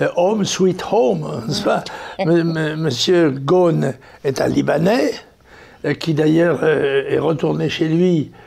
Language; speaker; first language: French; native; French